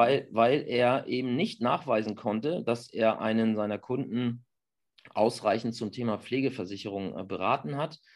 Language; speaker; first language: German; native; German